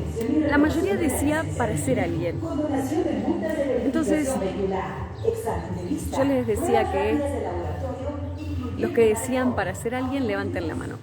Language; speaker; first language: Spanish; native; Spanish